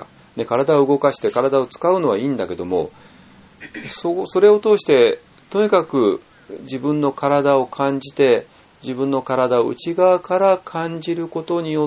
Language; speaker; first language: Japanese; native; Japanese